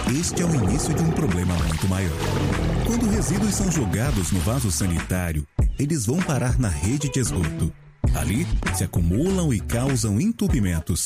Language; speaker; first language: Portuguese; native; Portuguese